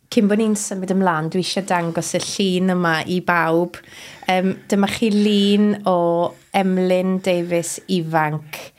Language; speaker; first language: Welsh; native; Welsh